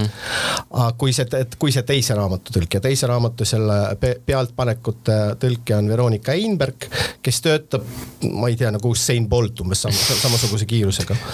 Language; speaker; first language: Estonian; non-native, local second language; Russian